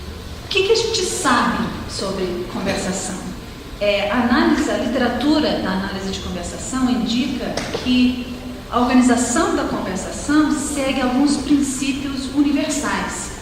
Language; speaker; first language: Portuguese; non-native, fluent; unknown